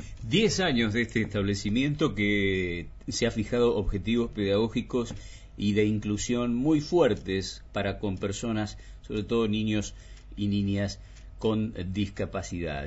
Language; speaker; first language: Spanish; native; Spanish